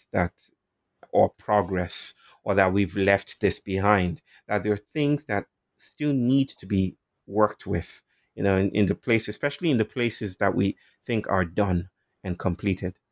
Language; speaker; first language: English; non-native, local second language; Yoruba